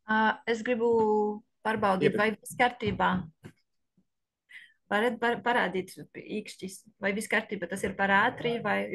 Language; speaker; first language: Latvian; non-native, learner; French